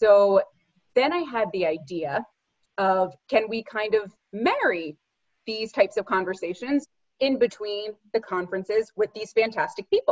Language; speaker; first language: English; native; English